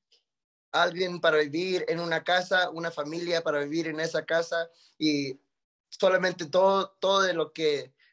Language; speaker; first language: Spanish; early bilingual, heritage; Spanish